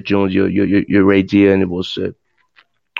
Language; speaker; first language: English; non-native, fluent; Persian